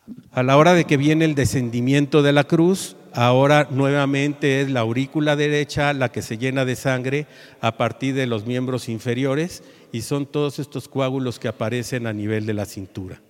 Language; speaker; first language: Spanish; native; Spanish